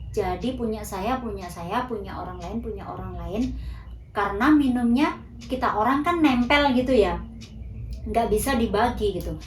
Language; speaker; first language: Indonesian; native; Indonesian